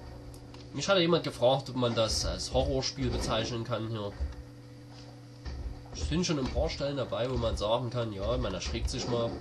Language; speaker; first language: German; native; German